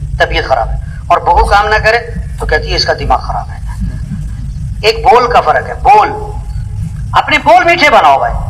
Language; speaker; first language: Urdu; non-native, local second language; Pashto